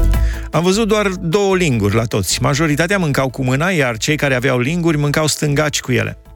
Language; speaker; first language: Romanian; native; Romanian